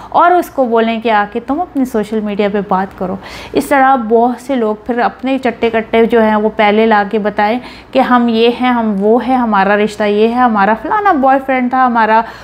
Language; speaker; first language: Urdu; native; Urdu